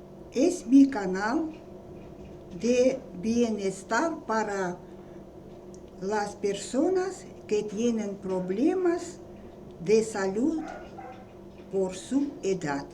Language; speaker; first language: Spanish; non-native, learner; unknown